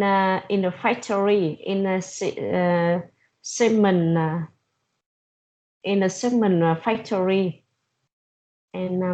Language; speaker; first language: English; non-native, learner; Vietnamese